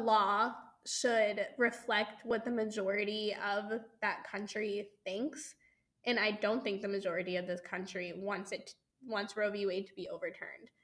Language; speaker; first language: English; native; English